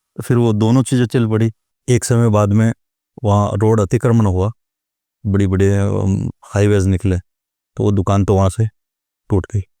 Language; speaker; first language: Hindi; non-native, local second language; Marwari